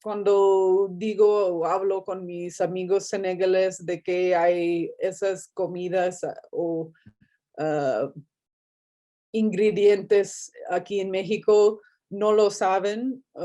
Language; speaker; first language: Spanish; non-native, fluent; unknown